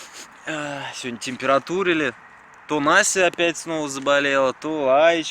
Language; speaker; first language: Russian; native; Russian